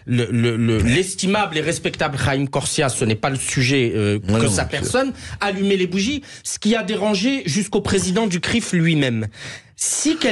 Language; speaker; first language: French; native; French